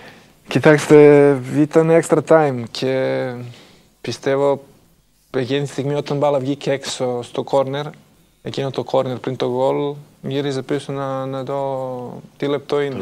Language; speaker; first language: Greek; non-native, fluent; Serbian